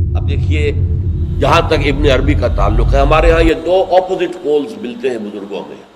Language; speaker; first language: Urdu; native; Urdu